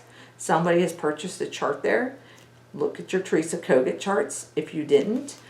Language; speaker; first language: English; native; English